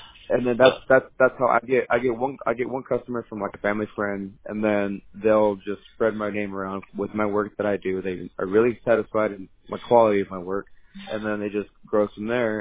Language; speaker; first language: English; early bilingual, other home language; Spanish